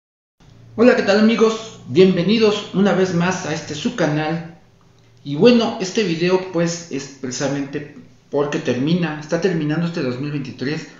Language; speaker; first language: Spanish; native; Spanish